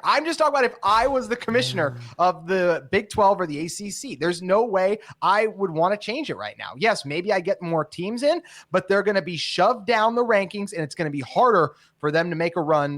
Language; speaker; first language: English; native; English